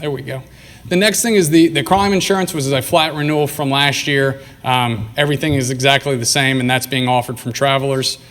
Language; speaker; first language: English; native; English